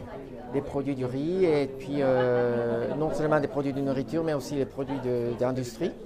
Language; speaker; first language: French; non-native, fluent; Japanese